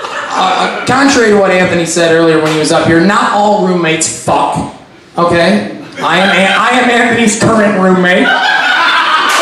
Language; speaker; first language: English; native; English